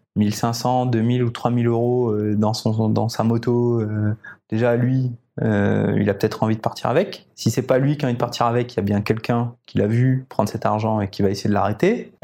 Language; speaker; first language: French; native; French